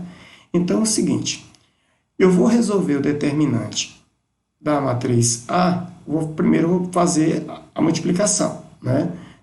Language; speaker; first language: Portuguese; native; Portuguese